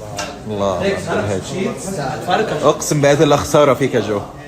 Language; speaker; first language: Arabic; native; Arabic